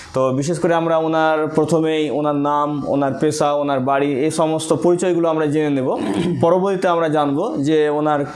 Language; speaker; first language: Bangla; native; Bangla